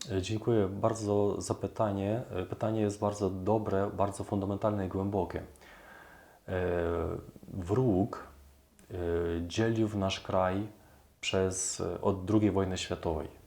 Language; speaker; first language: Polish; non-native, fluent; Ukrainian